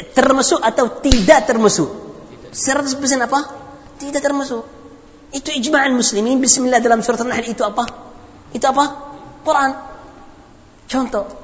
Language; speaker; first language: Indonesian; non-native, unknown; Arabic